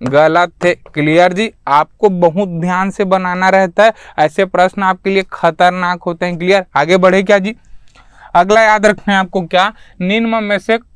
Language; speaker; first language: Hindi; native; Hindi